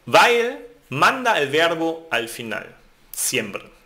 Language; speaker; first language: Spanish; non-native, fluent; German